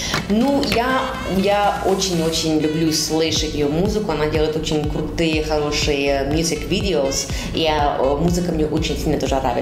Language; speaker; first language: Russian; early bilingual, heritage; Russian